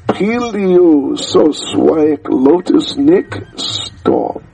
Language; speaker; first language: Russian; non-native, learner; English